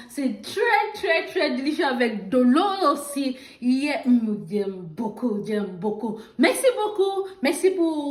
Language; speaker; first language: French; non-native, learner; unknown